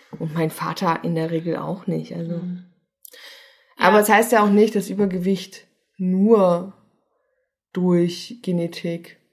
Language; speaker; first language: German; native; German